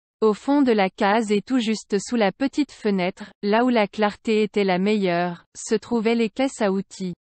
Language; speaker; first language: French; non-native, local second language; Arabic